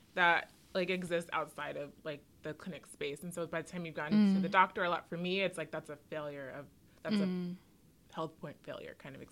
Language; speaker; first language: English; native; English